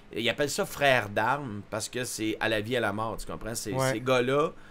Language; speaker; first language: French; native; French